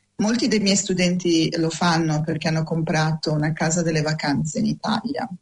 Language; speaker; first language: Italian; native; Italian